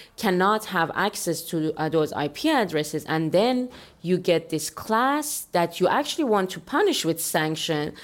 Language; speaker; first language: English; non-native, fluent; Persian